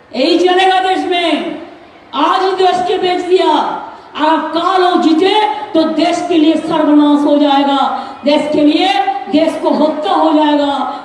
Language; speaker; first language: Hindi; non-native, local second language; Bangla